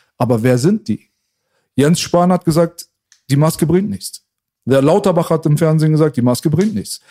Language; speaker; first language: German; native; German